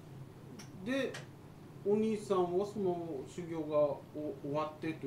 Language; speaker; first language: Japanese; native; Japanese